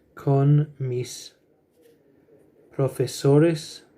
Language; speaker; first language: Spanish; non-native, fluent; English